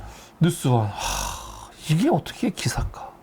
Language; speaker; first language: Korean; native; Korean